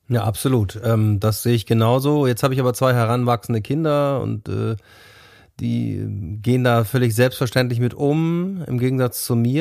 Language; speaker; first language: German; native; German